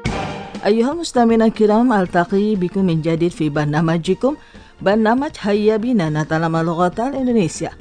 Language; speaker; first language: Arabic; non-native, fluent; Indonesian